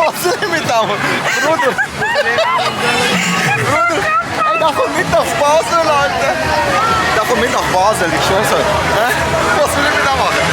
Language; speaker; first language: German; non-native, local second language; Croatian